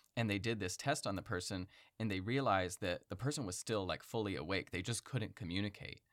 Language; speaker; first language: English; native; English